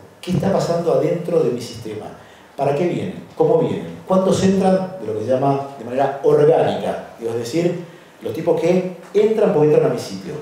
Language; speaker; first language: Spanish; native; Spanish